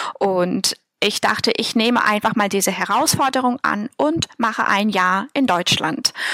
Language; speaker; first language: German; non-native, fluent; Russian